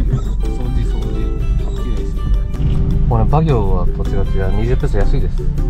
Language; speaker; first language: Japanese; native; Japanese